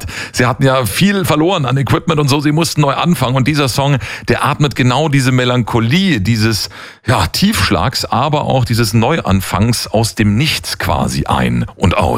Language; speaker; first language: German; native; German